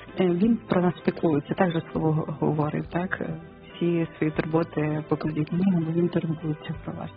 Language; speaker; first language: Ukrainian; non-native, local second language; Russian